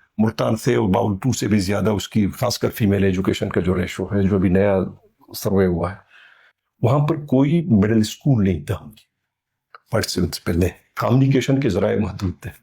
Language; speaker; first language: Urdu; non-native, local second language; Baluchi